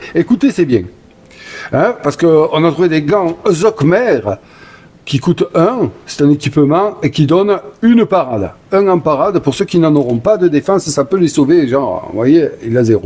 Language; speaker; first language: French; native; French